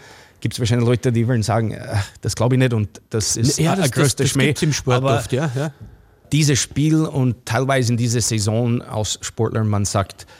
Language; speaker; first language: German; non-native, fluent; English